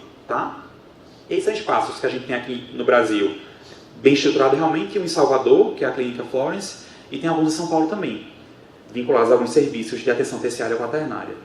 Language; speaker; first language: Portuguese; native; Portuguese